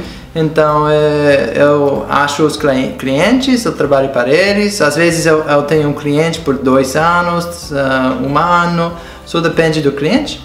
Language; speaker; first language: Portuguese; non-native, fluent; English